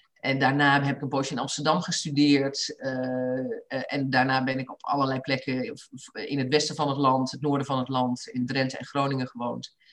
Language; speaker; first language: Dutch; native; Dutch